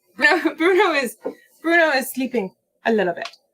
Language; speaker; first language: English; native; English